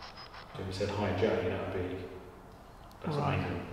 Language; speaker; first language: English; native; English